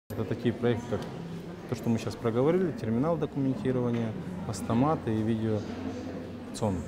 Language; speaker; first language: Russian; non-native, local second language; Kazakh